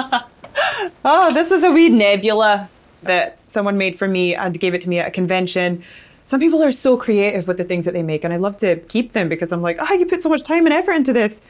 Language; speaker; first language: English; native; English